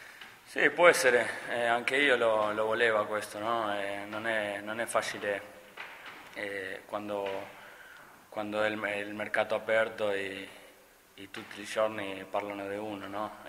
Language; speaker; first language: Italian; non-native, fluent; Spanish